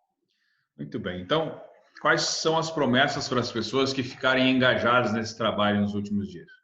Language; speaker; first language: Portuguese; native; Portuguese